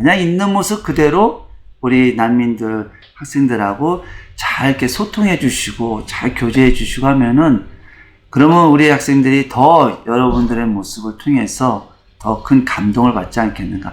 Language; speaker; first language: Korean; native; Korean